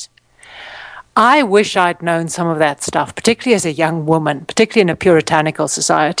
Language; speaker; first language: English; native; English